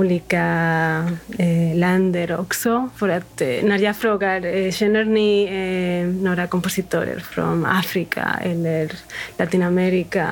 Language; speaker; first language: Swedish; non-native, fluent; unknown